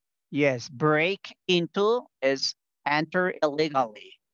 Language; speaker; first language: English; non-native, fluent; Spanish